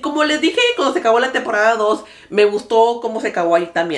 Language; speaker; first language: Spanish; early bilingual, other home language; English